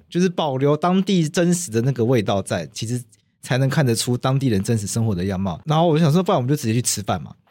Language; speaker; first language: Chinese; native; Chinese